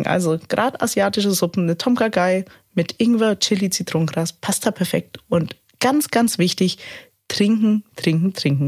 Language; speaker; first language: German; native; German